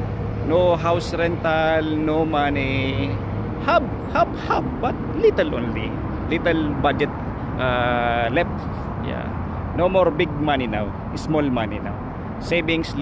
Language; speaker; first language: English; non-native, learner; Filipino